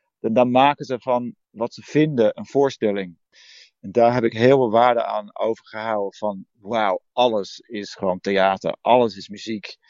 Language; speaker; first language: Dutch; early bilingual, heritage; Dutch